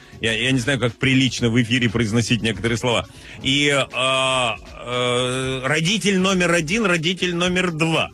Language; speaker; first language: Russian; native; Russian